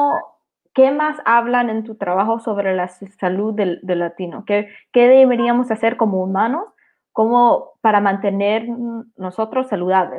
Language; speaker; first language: Spanish; early bilingual, heritage; Spanish